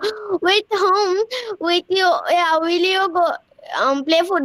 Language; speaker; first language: English; non-native, learner; Bangla